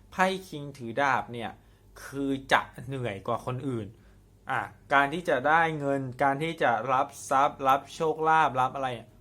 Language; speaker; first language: Thai; native; Thai